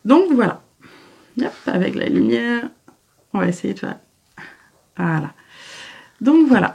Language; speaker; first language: French; native; French